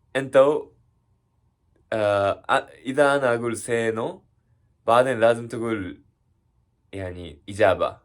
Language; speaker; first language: Arabic; non-native, learner; Japanese